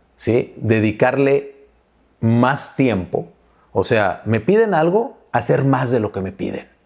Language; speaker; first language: Spanish; native; Spanish